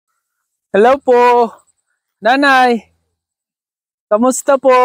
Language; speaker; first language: Filipino; non-native, learner; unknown